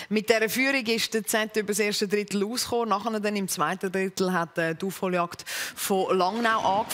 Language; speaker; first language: German; native; German